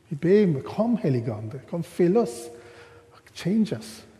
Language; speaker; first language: Swedish; non-native, fluent; English